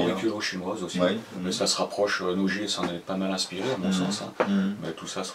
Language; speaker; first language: French; native; French